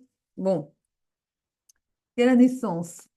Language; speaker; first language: French; native; French